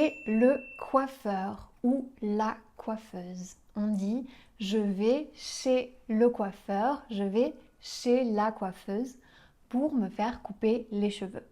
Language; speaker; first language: French; native; French